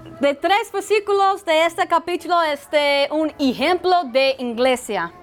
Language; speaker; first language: Spanish; non-native, learner; English